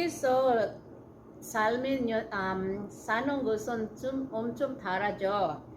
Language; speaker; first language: Korean; non-native, learner; Cebuano